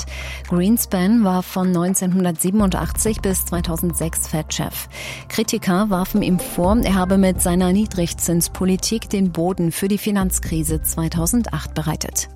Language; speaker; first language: German; native; German